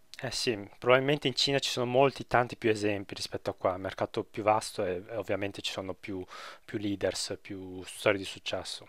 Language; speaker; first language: Italian; native; Italian